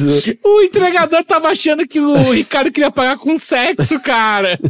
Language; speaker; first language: Portuguese; native; Portuguese